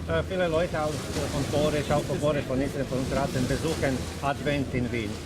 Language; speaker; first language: German; non-native, learner; Croatian